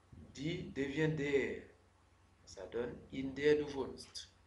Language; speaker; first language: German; non-native, fluent; French